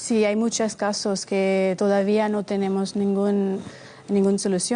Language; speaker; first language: Spanish; non-native, fluent; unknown